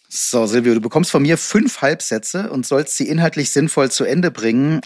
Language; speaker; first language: German; native; German